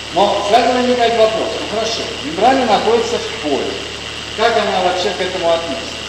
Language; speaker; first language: Russian; native; Russian